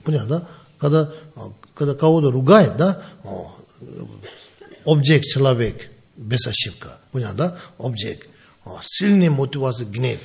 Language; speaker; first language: Russian; non-native, learner; Tibetan